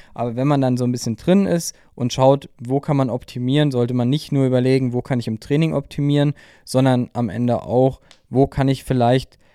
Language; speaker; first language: German; native; German